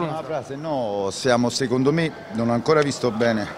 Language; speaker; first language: Italian; native; Italian